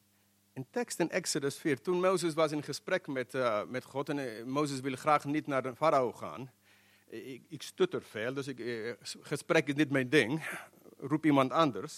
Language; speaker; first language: Dutch; non-native, fluent; English